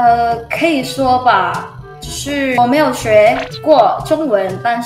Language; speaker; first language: Chinese; early bilingual, heritage; Chinese